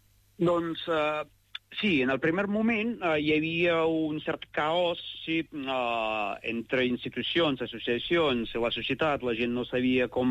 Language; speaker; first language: Catalan; non-native, fluent; Ukrainian